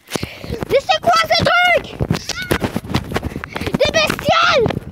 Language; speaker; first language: French; native; French